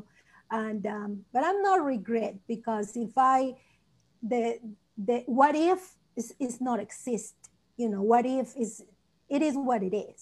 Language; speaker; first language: English; non-native, learner; Spanish